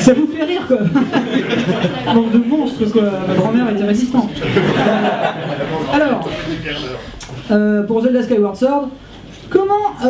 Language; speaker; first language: French; native; French